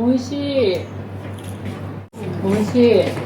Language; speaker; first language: Japanese; native; Japanese